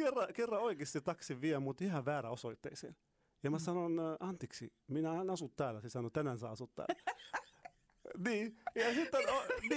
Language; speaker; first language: Finnish; non-native, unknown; Arabic